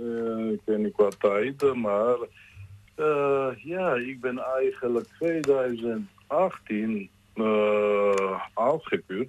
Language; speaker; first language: Dutch; non-native, learner; Georgian